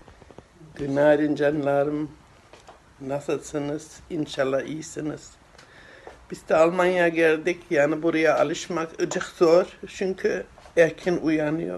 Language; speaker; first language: Turkish; early bilingual, heritage; Turkish